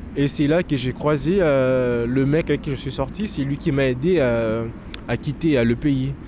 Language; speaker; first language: French; non-native, local second language; Lingala